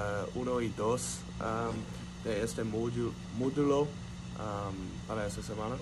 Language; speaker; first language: Spanish; non-native, learner; English